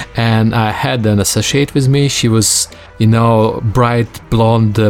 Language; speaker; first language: English; non-native, fluent; Russian